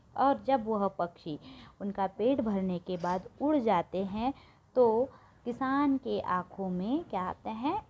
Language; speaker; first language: Hindi; non-native, local second language; Marathi